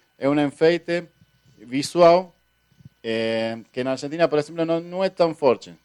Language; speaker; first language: Portuguese; non-native, fluent; Spanish